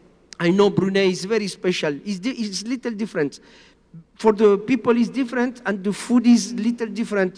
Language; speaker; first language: English; non-native, learner; Spanish